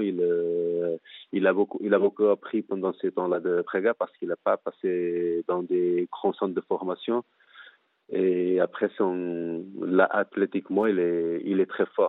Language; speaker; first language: French; non-native, fluent; Portuguese